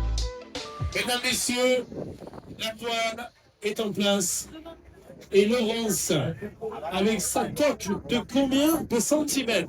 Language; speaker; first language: French; native; French